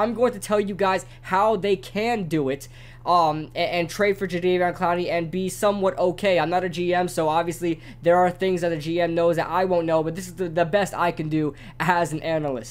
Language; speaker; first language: English; native; English